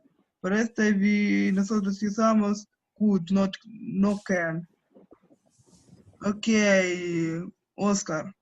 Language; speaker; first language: Spanish; non-native, learner; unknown